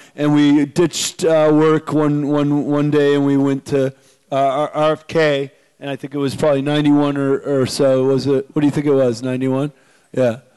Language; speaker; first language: English; native; English